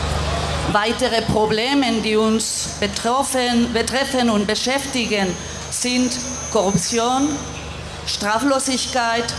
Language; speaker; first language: German; non-native, fluent; Spanish